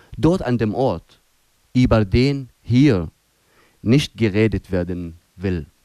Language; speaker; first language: German; non-native, fluent; Arabic